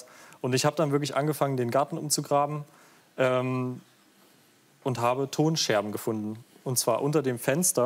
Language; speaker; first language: German; native; German